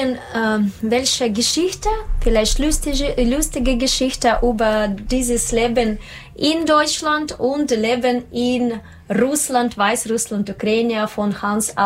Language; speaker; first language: German; non-native, learner; Russian